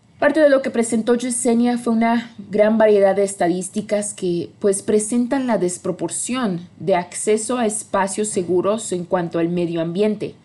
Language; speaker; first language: Spanish; early bilingual, heritage; Spanish